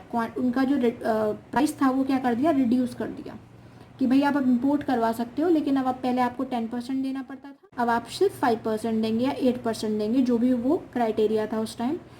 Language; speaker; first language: Hindi; native; Hindi